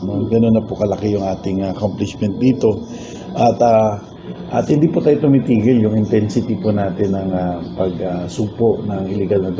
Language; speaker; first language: Filipino; non-native, local second language; Chavacano